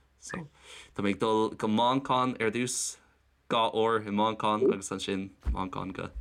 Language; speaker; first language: Irish; non-native, local second language; English